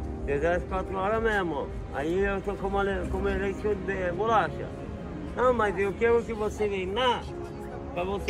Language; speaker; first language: Portuguese; non-native, fluent; Turkish